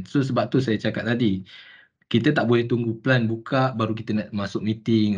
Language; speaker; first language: Malay; native; Malay